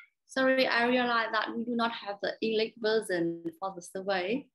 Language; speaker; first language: English; non-native, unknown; Vietnamese